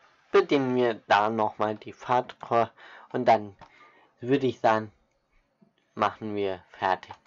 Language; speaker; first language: German; native; German